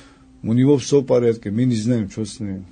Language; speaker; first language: Russian; non-native, fluent; Georgian